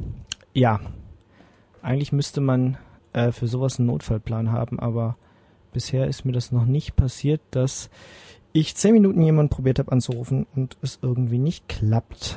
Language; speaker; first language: German; native; German